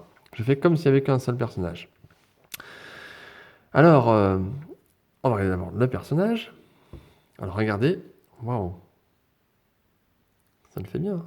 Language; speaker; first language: French; native; French